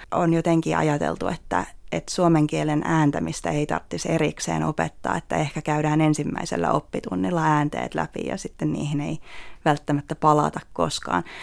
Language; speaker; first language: Finnish; native; Finnish